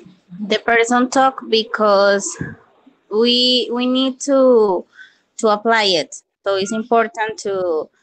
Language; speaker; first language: English; non-native, learner; Spanish